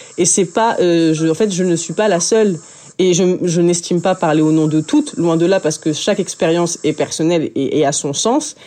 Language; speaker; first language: French; native; French